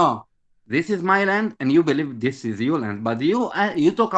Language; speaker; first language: English; non-native, learner; Hebrew